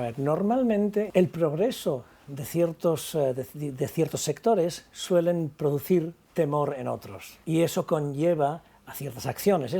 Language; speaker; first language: Spanish; native; Spanish